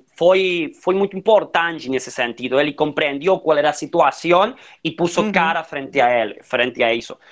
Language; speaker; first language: Portuguese; non-native, learner; Spanish